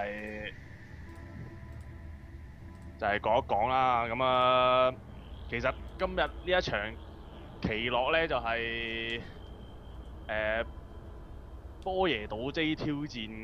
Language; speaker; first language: Cantonese; native; Cantonese